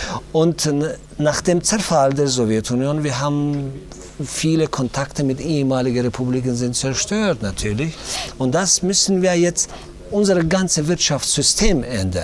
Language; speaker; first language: German; non-native, fluent; Tajik